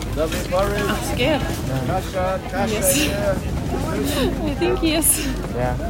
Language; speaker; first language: English; non-native, learner; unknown